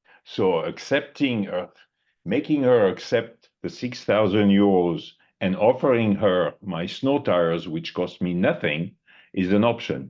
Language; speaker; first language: English; non-native, fluent; French